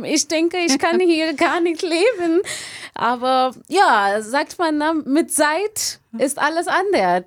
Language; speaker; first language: German; non-native, learner; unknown